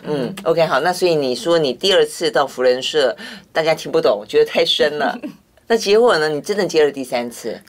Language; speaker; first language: Chinese; native; Chinese